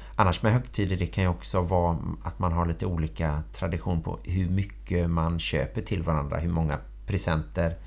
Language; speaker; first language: Swedish; native; Swedish